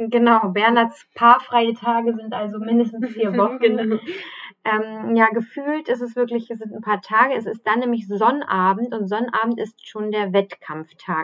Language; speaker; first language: German; native; German